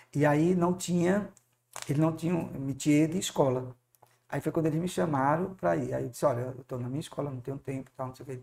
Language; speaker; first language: Portuguese; native; Portuguese